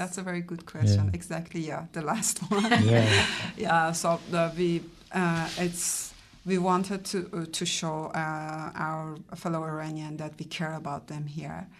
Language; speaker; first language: English; non-native, fluent; Persian